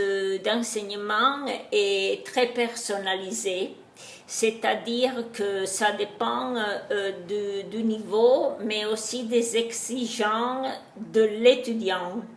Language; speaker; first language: French; non-native, learner; Italian